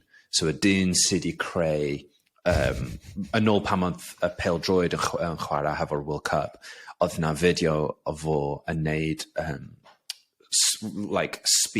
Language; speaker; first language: Welsh; non-native, local second language; English